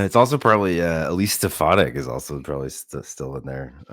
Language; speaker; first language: English; native; English